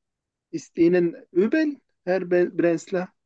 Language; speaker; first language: German; non-native, learner; Turkish